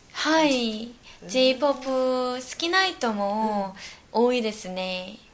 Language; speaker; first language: Japanese; non-native, learner; Korean